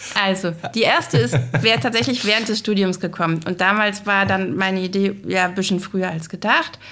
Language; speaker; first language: German; native; German